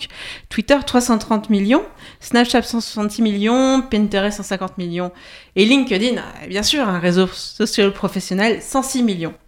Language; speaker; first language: French; native; French